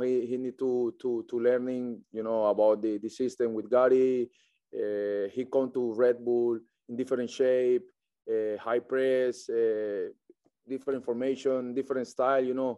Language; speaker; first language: English; non-native, learner; Spanish